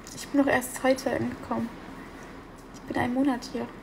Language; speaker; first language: German; early bilingual, other home language; Italian